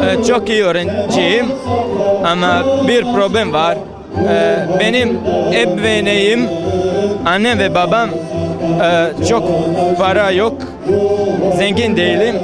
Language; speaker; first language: Turkish; non-native, learner; Bosnian